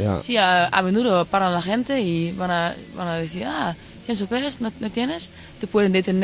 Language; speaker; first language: Spanish; non-native, fluent; Dutch